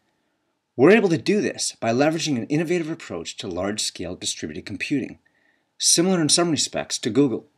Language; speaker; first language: English; native; English